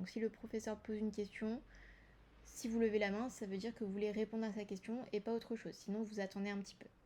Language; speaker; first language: French; native; French